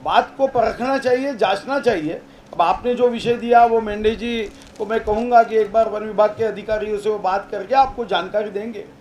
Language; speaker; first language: Hindi; non-native, local second language; Marathi